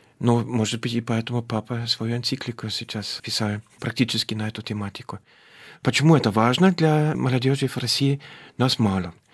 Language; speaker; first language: Russian; non-native, fluent; German